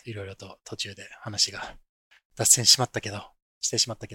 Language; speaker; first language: Japanese; native; Japanese